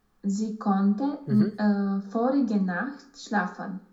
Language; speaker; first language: German; non-native, learner; Romanian